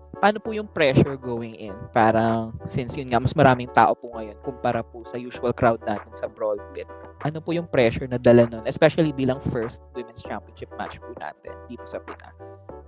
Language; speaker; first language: Filipino; native; Filipino